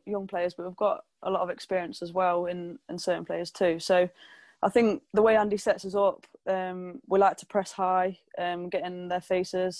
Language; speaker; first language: English; native; English